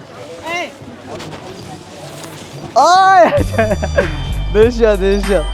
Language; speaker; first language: Chinese; non-native, learner; Arabic